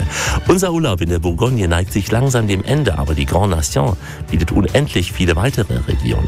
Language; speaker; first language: German; native; German